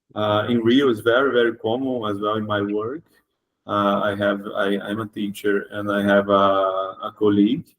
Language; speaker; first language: English; non-native, learner; Portuguese